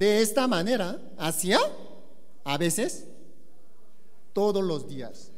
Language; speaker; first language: Spanish; non-native, learner; Korean